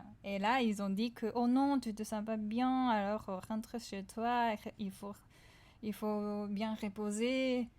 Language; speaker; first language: French; non-native, fluent; Japanese